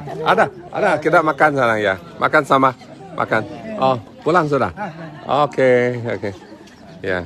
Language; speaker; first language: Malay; non-native, local second language; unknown